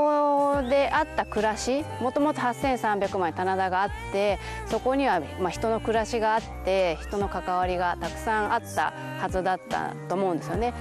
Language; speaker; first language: Japanese; native; Japanese